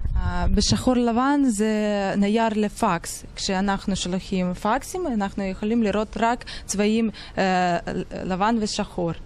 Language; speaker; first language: Hebrew; non-native, learner; Russian